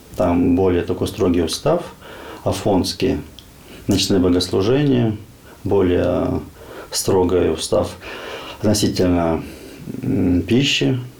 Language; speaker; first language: Russian; native; Russian